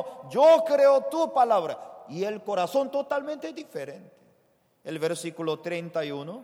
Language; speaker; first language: Spanish; non-native, fluent; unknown